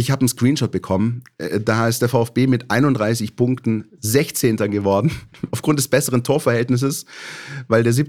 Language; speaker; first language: German; native; German